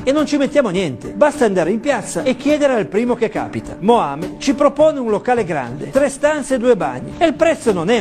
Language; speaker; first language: Italian; native; Italian